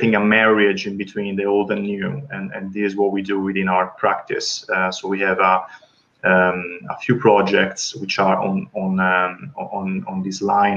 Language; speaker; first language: English; non-native, fluent; Italian